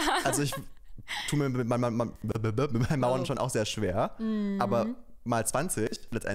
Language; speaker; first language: German; native; German